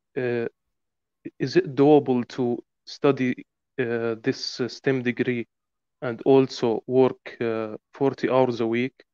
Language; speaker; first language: English; non-native, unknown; Arabic